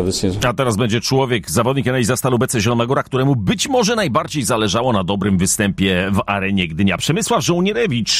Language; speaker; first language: Polish; native; Polish